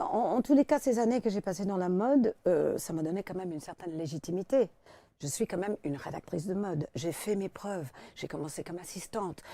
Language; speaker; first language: French; non-native, fluent; English